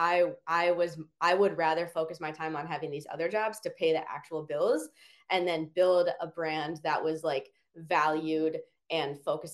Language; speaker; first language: English; native; English